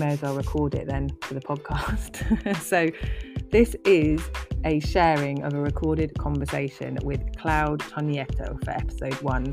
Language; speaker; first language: English; native; English